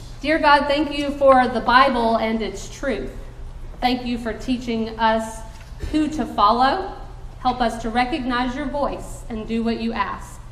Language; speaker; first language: English; native; English